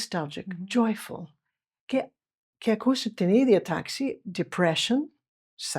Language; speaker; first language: Greek; non-native, fluent; English